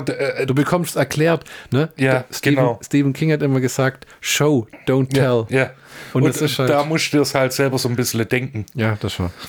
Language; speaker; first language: German; native; German